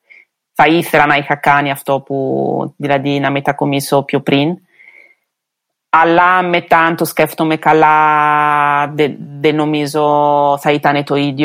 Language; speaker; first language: Greek; non-native, fluent; Italian